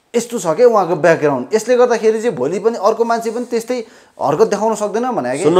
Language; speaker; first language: Nepali; native; Nepali